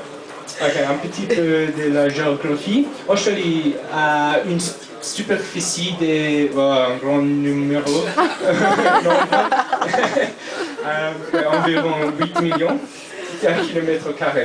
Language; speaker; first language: French; non-native, fluent; English